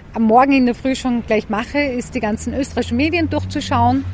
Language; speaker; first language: German; native; German